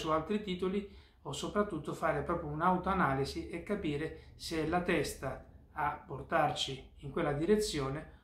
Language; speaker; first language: Italian; native; Italian